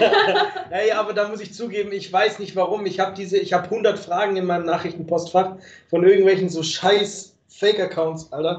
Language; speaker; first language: German; native; German